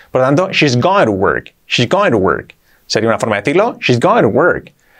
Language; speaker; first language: English; non-native, fluent; Spanish